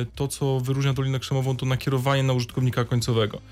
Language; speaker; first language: Polish; native; Polish